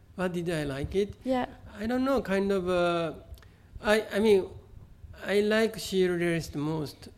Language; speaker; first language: English; non-native, fluent; Japanese